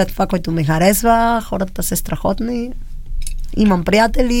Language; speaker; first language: Bulgarian; non-native, learner; Spanish